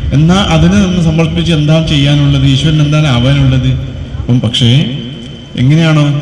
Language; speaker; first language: Malayalam; non-native, local second language; Kannada